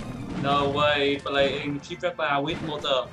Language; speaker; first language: English; non-native, learner; Vietnamese